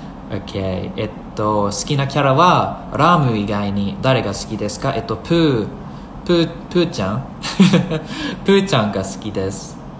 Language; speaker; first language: Japanese; non-native, fluent; English